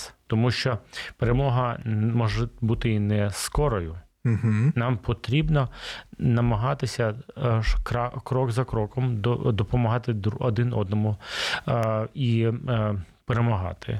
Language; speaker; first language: Ukrainian; non-native, local second language; Russian